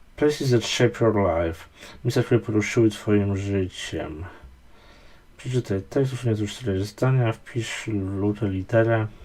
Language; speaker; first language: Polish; native; Polish